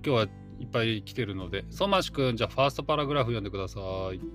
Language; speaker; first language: Japanese; native; Japanese